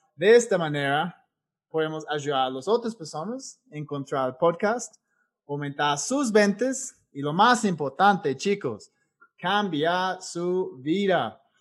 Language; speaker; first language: Spanish; non-native, fluent; English